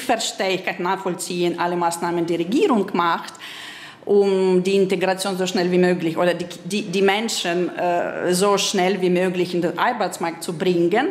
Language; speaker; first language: German; non-native, fluent; Ukrainian